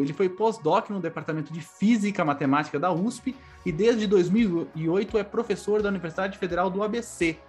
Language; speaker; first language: Portuguese; native; Portuguese